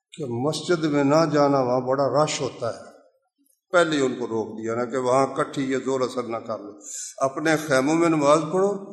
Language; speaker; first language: Urdu; non-native, local second language; Punjabi